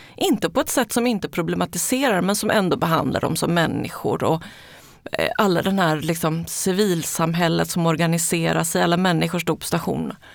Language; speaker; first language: Swedish; early bilingual, other home language; Spanish